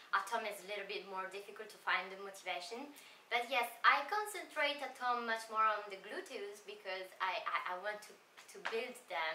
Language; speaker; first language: English; non-native, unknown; Italian